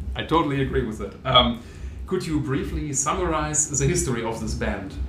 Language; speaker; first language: English; non-native, fluent; German